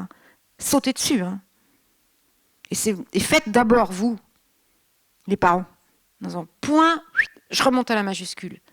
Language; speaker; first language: French; native; French